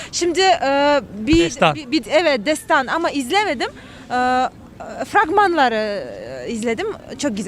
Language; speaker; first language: Turkish; non-native, learner; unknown